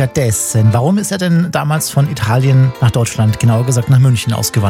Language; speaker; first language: German; native; German